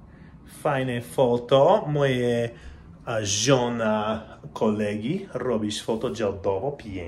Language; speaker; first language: Polish; non-native, learner; English